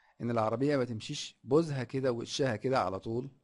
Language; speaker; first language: Arabic; native; Arabic